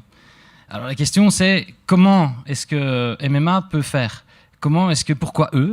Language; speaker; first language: French; native; French